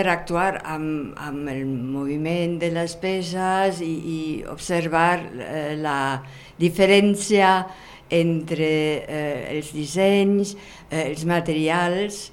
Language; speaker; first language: Catalan; non-native, fluent; German